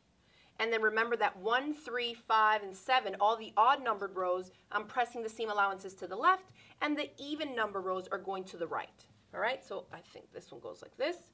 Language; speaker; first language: English; native; English